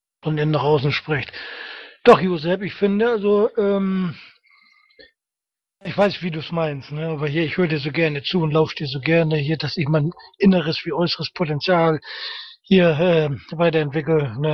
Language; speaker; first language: German; native; German